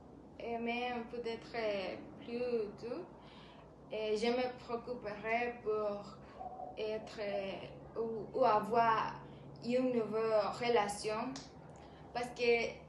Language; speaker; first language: French; non-native, learner; Spanish